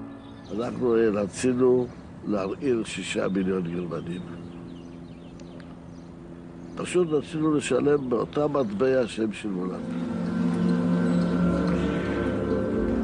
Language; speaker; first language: Hebrew; non-native, fluent; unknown